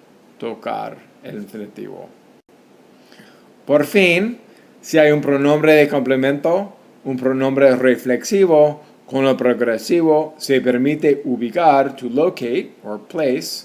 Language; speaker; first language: Spanish; non-native, fluent; English